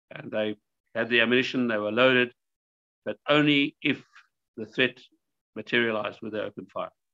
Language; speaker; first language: English; native; English